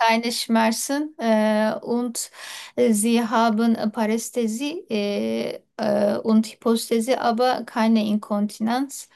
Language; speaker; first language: German; non-native, learner; Turkish